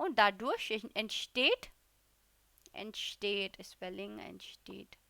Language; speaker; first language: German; non-native, fluent; Hindi